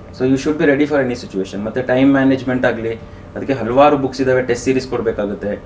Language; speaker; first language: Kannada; native; Kannada